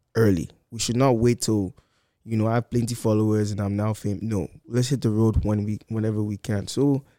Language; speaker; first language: English; non-native, local second language; Akan